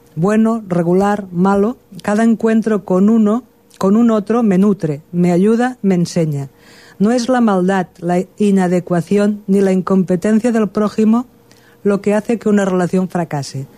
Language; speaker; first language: Spanish; non-native, local second language; Catalan